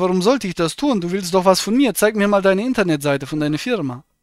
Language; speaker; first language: German; native; German